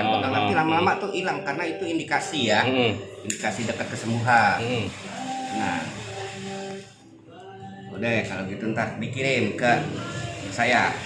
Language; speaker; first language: Indonesian; native; Indonesian